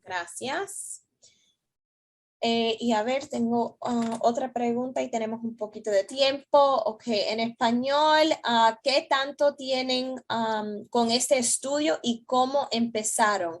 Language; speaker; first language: Spanish; early bilingual, heritage; Spanish